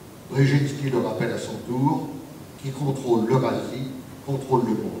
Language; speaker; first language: French; native; French